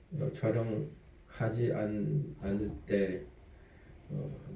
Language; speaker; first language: Korean; early bilingual, heritage; French